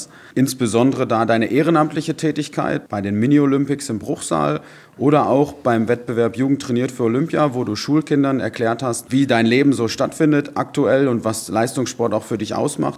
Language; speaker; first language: German; native; German